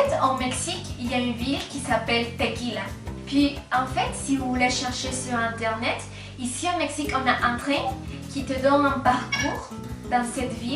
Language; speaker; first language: French; non-native, fluent; Spanish